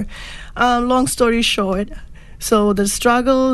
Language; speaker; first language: English; non-native, local second language; Punjabi